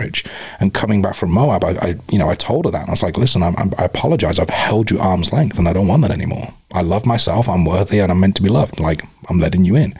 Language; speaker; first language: English; native; English